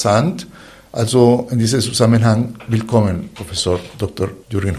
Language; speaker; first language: German; non-native, fluent; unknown